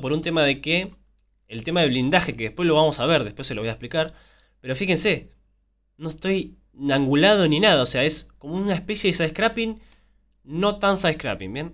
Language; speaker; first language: Spanish; native; Spanish